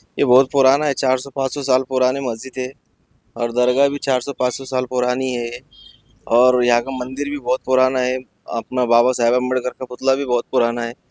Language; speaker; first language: Hindi; non-native, local second language; Urdu